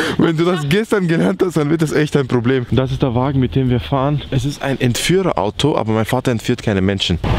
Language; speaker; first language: German; early bilingual, other home language; Persian